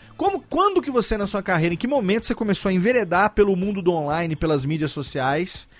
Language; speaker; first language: Portuguese; native; Portuguese